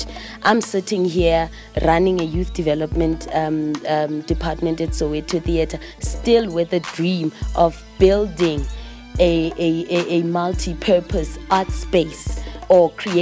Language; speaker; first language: English; non-native, local second language; Zulu